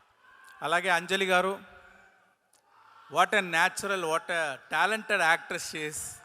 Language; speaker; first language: Telugu; non-native, learner; Tamil